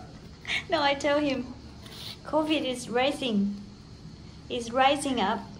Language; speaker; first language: English; non-native, learner; Thai